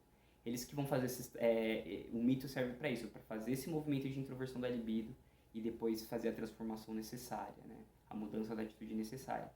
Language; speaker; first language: Portuguese; native; Portuguese